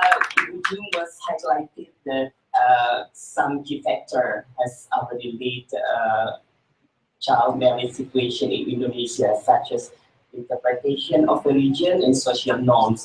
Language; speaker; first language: English; non-native, learner; Indonesian